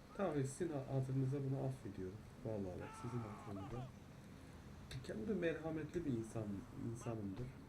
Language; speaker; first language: Turkish; non-native, fluent; Russian